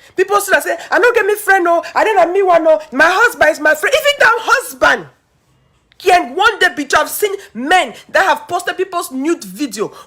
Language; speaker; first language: Nigerian Pidgin; native; Nigerian Pidgin